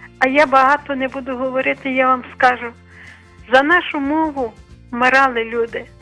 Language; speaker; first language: Ukrainian; native; Ukrainian